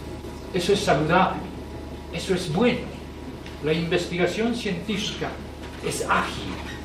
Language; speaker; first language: Spanish; native; Spanish